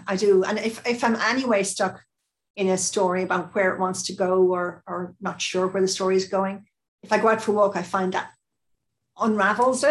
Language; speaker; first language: English; native; English